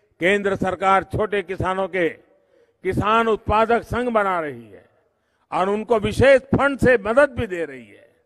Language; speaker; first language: Hindi; non-native, local second language; Gujarati